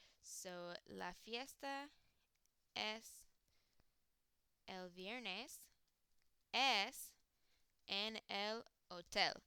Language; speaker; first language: Spanish; non-native, fluent; English